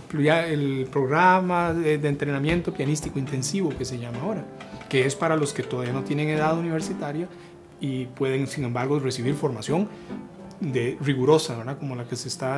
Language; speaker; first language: Spanish; native; Spanish